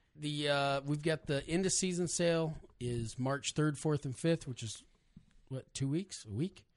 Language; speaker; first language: English; native; English